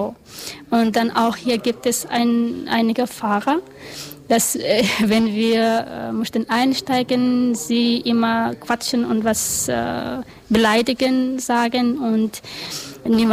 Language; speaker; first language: German; non-native, learner; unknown